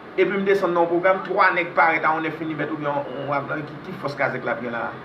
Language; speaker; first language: Haitian Creole; native; Haitian Creole